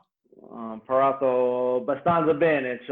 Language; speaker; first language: Italian; non-native, learner; English